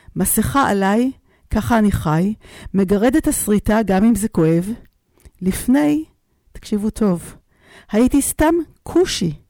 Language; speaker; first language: Hebrew; native; Hebrew